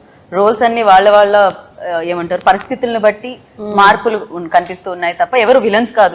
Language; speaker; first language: Telugu; native; Telugu